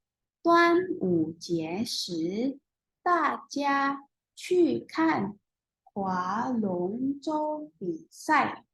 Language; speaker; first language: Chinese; non-native, fluent; Indonesian